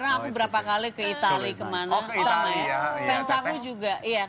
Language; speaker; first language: Indonesian; native; Indonesian